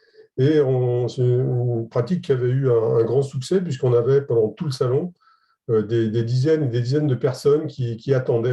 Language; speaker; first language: French; native; French